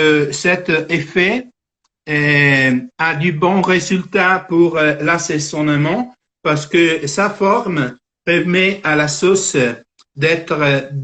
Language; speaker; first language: French; non-native, fluent; Italian